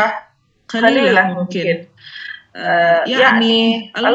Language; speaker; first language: Arabic; non-native, fluent; Indonesian